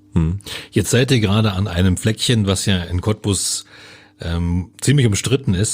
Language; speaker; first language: German; native; German